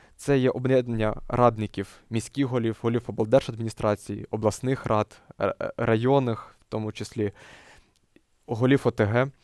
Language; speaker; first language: Ukrainian; native; Ukrainian